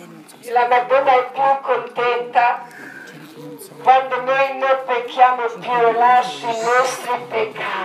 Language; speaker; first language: Italian; non-native, learner; Croatian